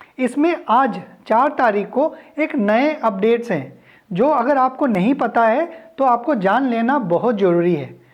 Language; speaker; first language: Hindi; native; Hindi